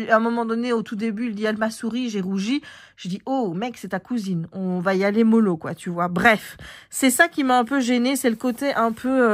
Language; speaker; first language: French; native; French